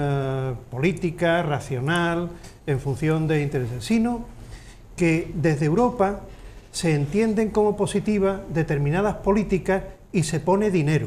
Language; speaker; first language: Spanish; native; Spanish